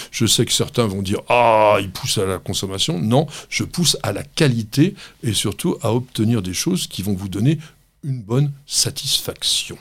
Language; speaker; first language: French; native; French